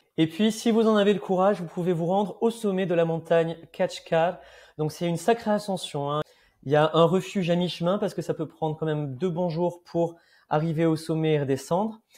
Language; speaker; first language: French; native; French